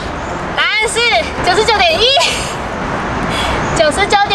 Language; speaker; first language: Chinese; native; Chinese